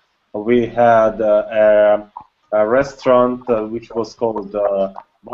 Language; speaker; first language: English; non-native, learner; Russian